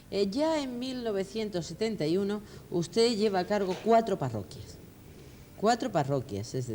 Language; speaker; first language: Spanish; native; Spanish